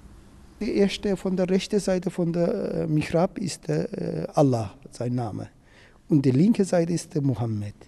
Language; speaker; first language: German; non-native, learner; Turkish